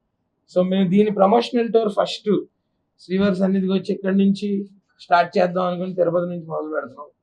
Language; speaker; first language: Telugu; native; Telugu